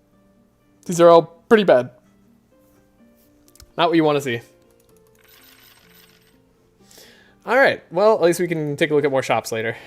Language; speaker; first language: English; native; English